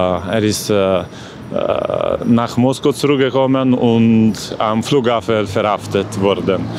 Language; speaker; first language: German; non-native, learner; Russian